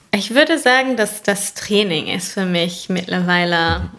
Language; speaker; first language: German; non-native, fluent; English